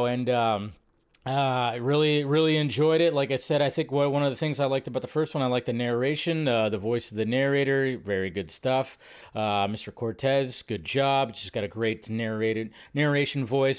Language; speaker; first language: English; native; English